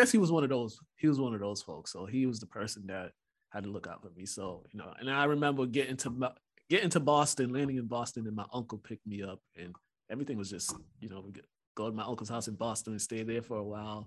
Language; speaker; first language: English; early bilingual, other home language; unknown